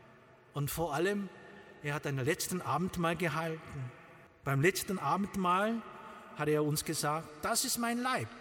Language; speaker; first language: German; non-native, learner; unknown